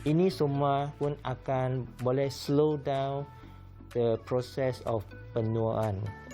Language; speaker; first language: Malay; non-native, local second language; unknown